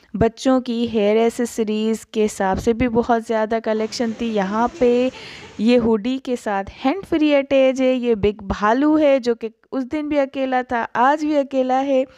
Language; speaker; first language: Urdu; native; Urdu